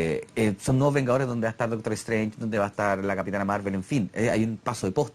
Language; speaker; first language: Spanish; native; Spanish